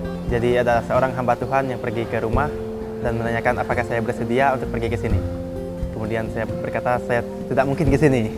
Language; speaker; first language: Indonesian; non-native, local second language; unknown